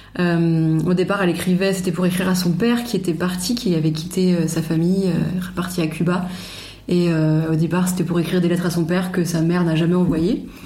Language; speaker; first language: French; native; French